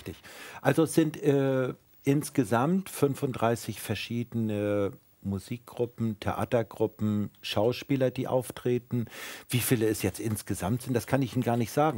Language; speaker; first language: German; native; German